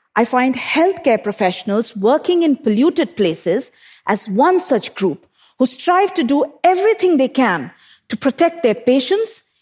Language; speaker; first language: English; non-native, local second language; Hindi